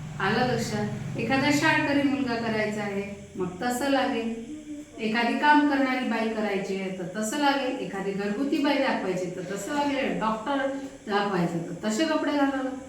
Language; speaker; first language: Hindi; non-native, local second language; Marathi